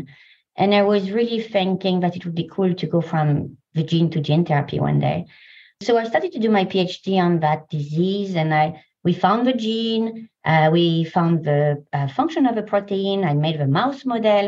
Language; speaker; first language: English; non-native, fluent; French